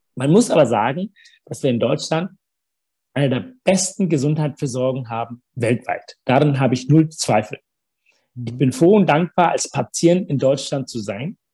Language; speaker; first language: German; early bilingual, other home language; Tamil